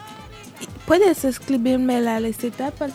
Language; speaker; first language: Spanish; non-native, learner; French